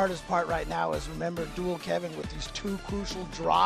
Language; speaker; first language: English; native; English